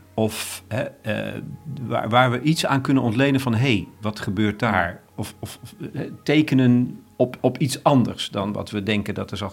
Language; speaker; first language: Dutch; native; Dutch